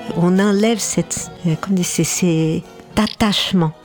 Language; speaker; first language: French; non-native, fluent; Portuguese